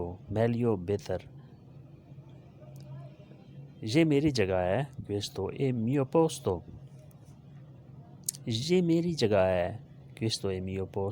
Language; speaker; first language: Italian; non-native, learner; Urdu